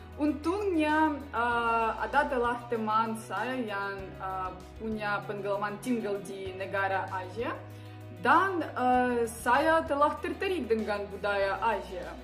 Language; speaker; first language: Indonesian; non-native, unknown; Ukrainian